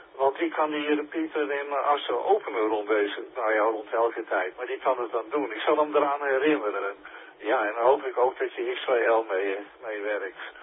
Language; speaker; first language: Dutch; native; Dutch